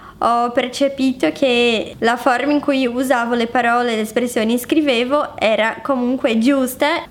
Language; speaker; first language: Italian; non-native, fluent; Portuguese